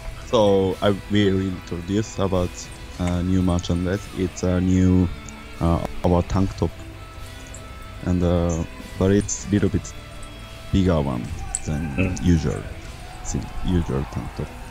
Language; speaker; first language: English; non-native, learner; Japanese